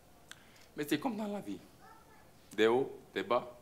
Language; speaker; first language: French; non-native, fluent; Romanian